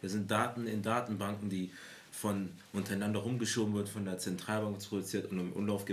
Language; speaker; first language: German; native; German